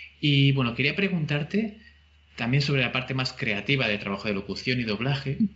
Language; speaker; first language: Spanish; native; Spanish